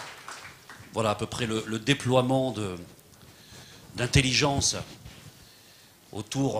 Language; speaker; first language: French; native; French